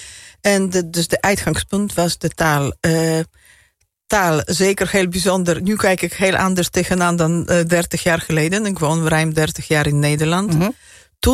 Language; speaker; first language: Dutch; non-native, fluent; Polish